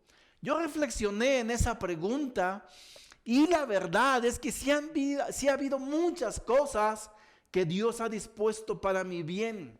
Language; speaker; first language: Spanish; native; Spanish